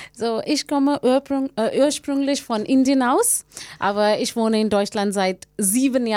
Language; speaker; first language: German; non-native, fluent; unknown